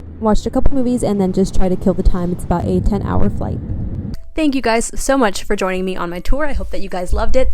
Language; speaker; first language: English; native; English